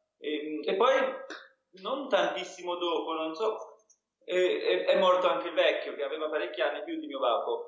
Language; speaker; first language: Italian; early bilingual, heritage; Italian